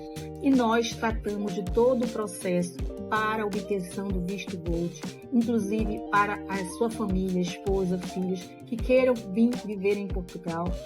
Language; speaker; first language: Portuguese; native; Portuguese